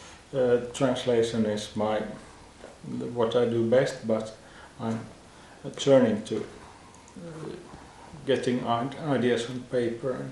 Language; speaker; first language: English; non-native, fluent; Finnish